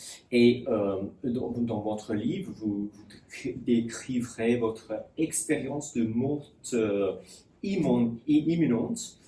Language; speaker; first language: French; non-native, fluent; English